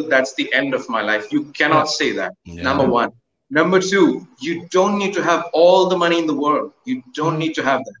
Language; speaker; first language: English; non-native, local second language; Hindi